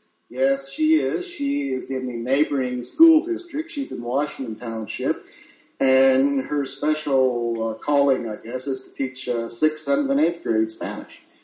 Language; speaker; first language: English; early bilingual, other home language; Italian